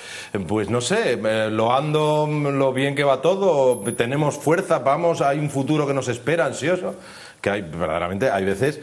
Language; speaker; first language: Spanish; native; Spanish